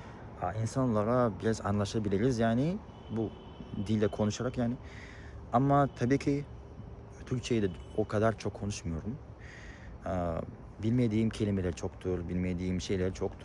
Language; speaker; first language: Turkish; non-native, learner; Kazakh